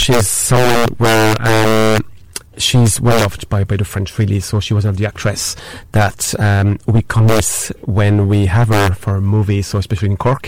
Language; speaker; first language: English; non-native, fluent; French